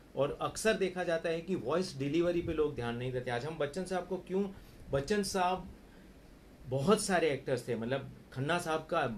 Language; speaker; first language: Hindi; non-native, local second language; Gujarati